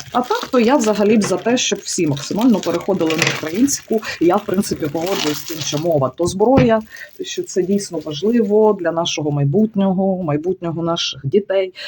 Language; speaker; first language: Ukrainian; non-native, local second language; Russian